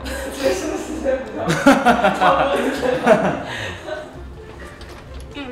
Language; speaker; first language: Chinese; native; Chinese